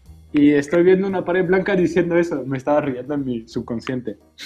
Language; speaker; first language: Spanish; non-native, fluent; French